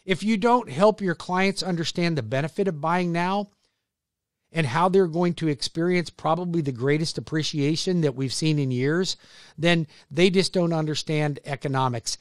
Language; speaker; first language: English; native; English